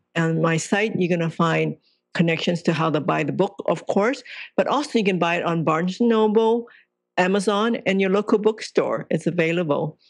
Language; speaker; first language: English; non-native, local second language; Cantonese